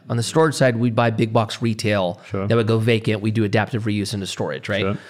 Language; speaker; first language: English; native; English